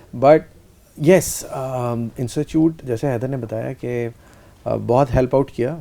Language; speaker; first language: Urdu; native; Urdu